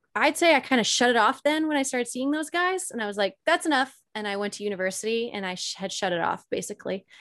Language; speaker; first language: English; native; English